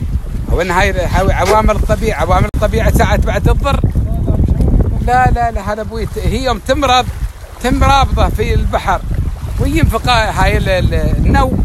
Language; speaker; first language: Arabic; native; Arabic